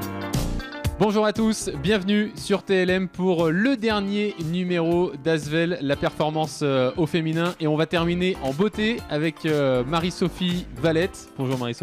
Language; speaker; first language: French; native; French